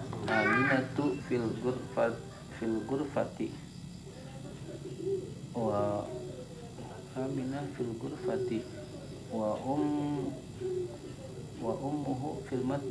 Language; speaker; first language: Arabic; non-native, learner; Indonesian